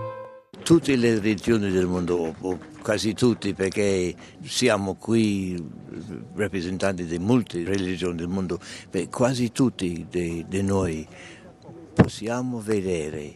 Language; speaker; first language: Italian; non-native, fluent; English